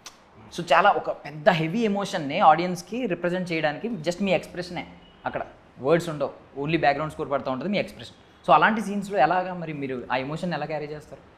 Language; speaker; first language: Telugu; native; Telugu